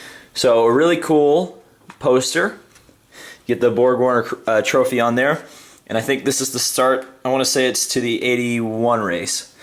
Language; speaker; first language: English; native; English